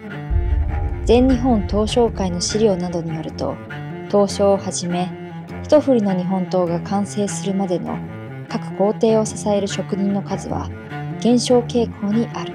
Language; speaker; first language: Japanese; native; Japanese